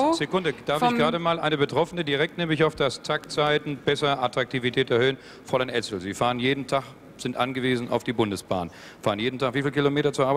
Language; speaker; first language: German; native; German